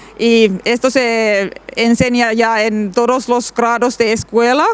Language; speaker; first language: Spanish; non-native, learner; Finnish